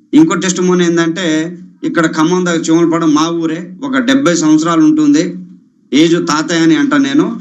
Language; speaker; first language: Telugu; non-native, local second language; Lambadi